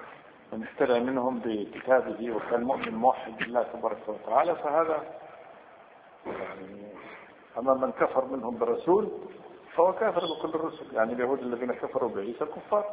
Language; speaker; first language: Arabic; native; Arabic